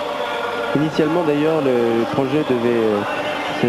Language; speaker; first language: French; native; French